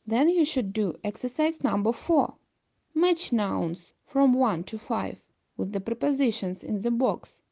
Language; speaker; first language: English; non-native, fluent; Russian